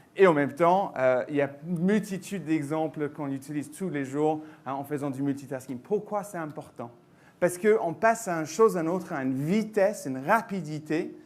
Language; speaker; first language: French; non-native, fluent; English